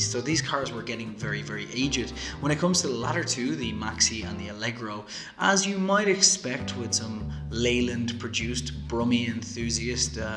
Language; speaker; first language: English; native; English